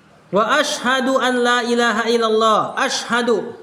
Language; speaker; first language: Arabic; non-native, fluent; Indonesian